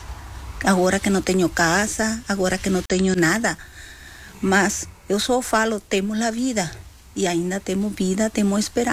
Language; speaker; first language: Portuguese; non-native, fluent; Spanish